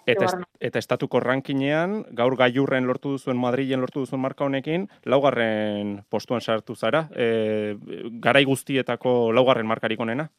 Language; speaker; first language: Basque; native; Basque